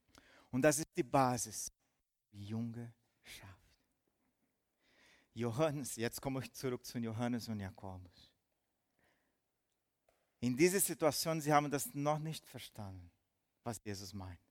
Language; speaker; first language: German; non-native, fluent; Portuguese